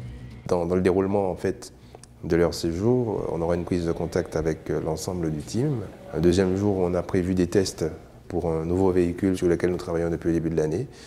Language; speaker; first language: French; native; French